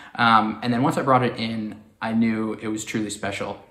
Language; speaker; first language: English; native; English